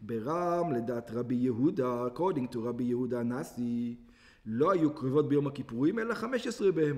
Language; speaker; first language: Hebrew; non-native, fluent; English